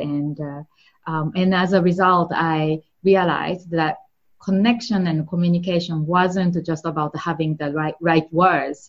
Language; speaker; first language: English; non-native, fluent; Japanese